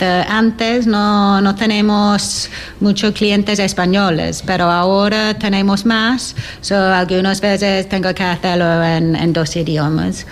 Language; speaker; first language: Spanish; non-native, learner; English